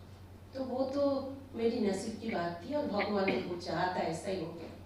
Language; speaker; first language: Hindi; non-native, local second language; Bangla